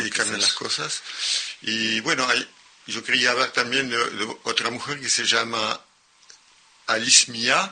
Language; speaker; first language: Spanish; non-native, local second language; French